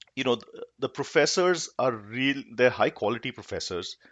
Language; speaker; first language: English; non-native, local second language; Hindi